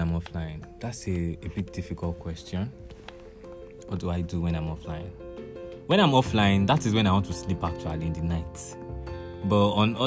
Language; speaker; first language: English; non-native, local second language; Yoruba